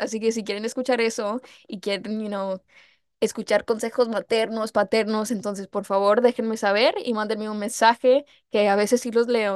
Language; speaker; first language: Spanish; early bilingual, heritage; Spanish